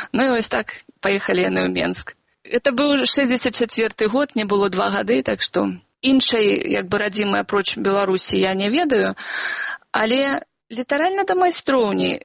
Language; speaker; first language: Belarusian; non-native, local second language; Russian